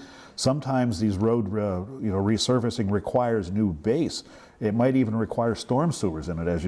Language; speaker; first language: English; native; English